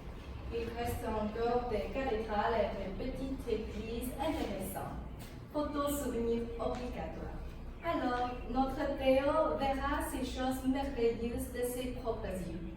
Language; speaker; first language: French; non-native, fluent; Chinese